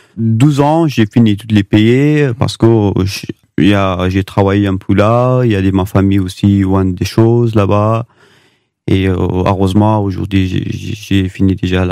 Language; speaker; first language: French; non-native, learner; Pashto